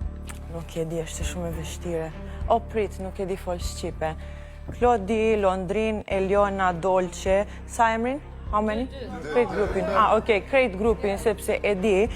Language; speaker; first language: Albanian; early bilingual, heritage; Albanian